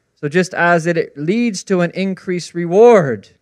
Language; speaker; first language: English; native; English